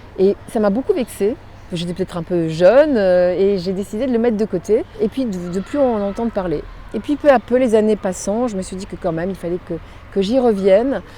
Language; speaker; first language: French; native; French